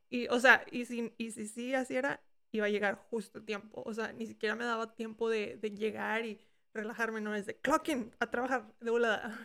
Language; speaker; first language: Spanish; early bilingual, heritage; Spanish